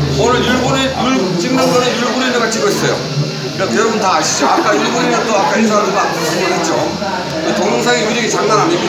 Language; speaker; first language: Korean; native; Korean